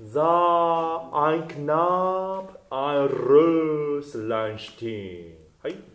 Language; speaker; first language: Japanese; native; Japanese